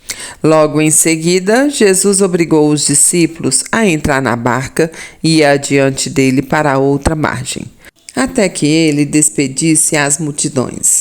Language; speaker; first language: Portuguese; native; Portuguese